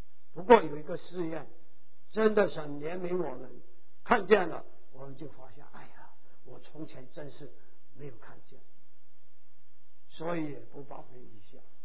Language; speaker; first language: Chinese; native; Chinese